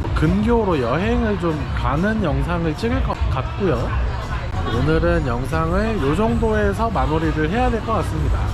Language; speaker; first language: Korean; native; Korean